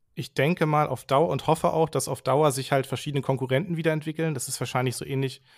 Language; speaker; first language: German; native; German